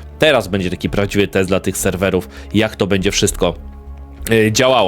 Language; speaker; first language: Polish; native; Polish